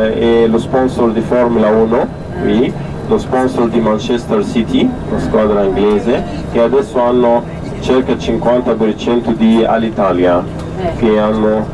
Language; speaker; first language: Italian; non-native, fluent; Arabic